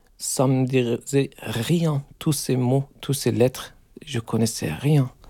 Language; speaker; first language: French; non-native, learner; Turkish